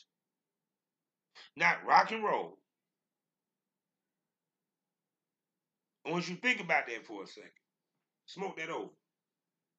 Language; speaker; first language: English; native; English